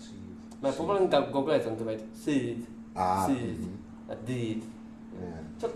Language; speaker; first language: Welsh; non-native, learner; Japanese